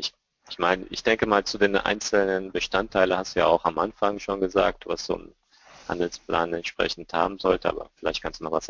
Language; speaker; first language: German; native; German